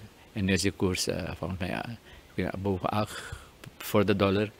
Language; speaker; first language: Dutch; native; Dutch